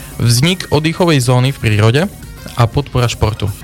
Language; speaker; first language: Slovak; native; Slovak